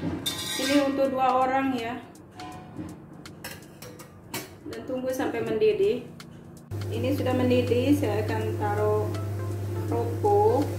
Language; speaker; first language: Indonesian; non-native, local second language; Sundanese